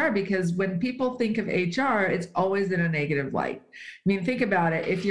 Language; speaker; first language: English; native; English